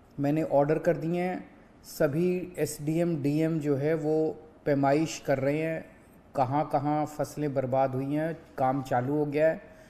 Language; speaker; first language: Hindi; native; Hindi